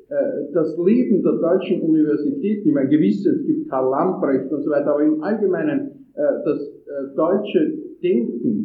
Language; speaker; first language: German; non-native, fluent; Italian